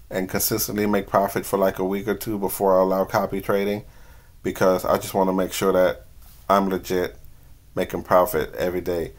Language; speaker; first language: English; native; English